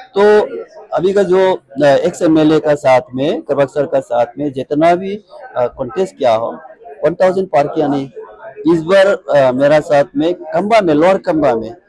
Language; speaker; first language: Hindi; non-native, local second language; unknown